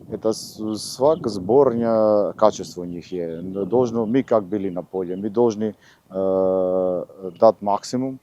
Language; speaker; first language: Russian; non-native, learner; Macedonian